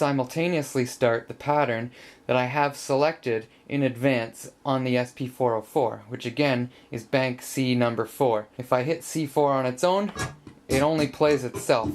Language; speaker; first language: English; native; English